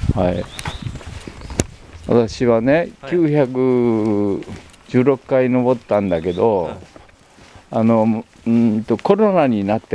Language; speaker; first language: Japanese; native; Japanese